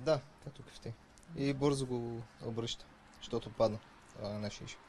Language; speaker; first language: Bulgarian; non-native, learner; Arabic